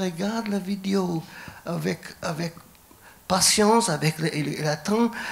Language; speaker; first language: French; non-native, fluent; English